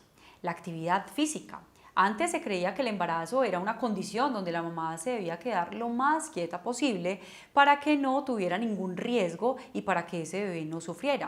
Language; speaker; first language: Spanish; native; Spanish